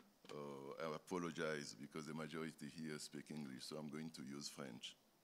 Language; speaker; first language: English; non-native, learner; French